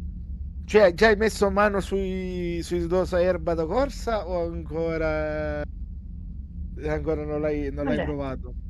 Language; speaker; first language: Italian; native; Italian